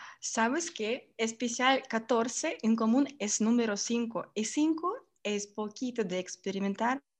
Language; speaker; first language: Spanish; non-native, learner; Russian